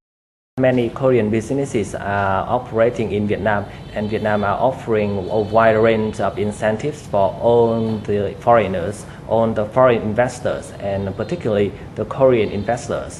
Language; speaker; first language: English; non-native, fluent; Vietnamese